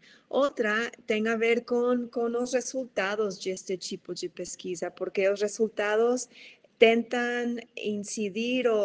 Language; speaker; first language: Portuguese; non-native, fluent; Spanish